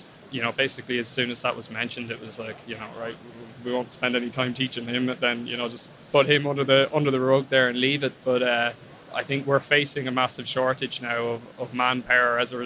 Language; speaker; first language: English; native; English